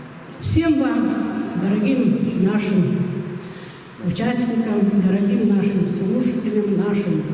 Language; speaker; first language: Russian; non-native, local second language; Yakut